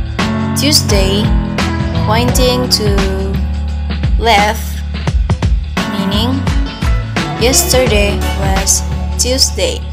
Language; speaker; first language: English; non-native, learner; Indonesian